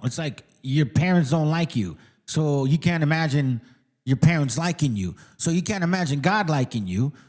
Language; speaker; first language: English; early bilingual, other home language; Spanish